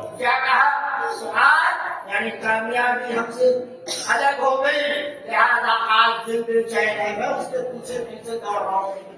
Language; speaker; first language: Urdu; native; Urdu